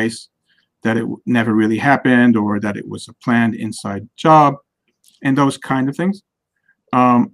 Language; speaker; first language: English; native; English